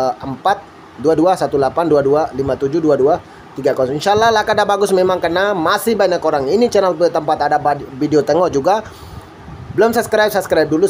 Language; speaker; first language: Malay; non-native, learner; Bangla